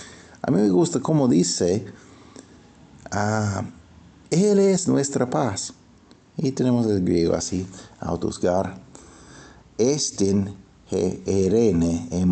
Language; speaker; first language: Spanish; non-native, fluent; English